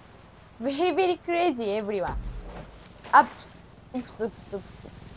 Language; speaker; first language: English; non-native, learner; Japanese